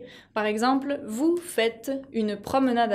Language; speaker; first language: French; non-native, fluent; Spanish